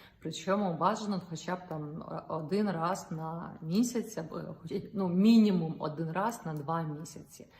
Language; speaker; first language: Ukrainian; non-native, local second language; Russian